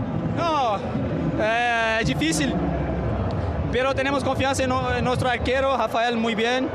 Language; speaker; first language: Spanish; non-native, learner; Portuguese